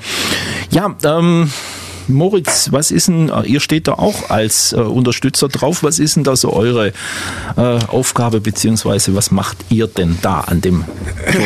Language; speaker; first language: German; native; German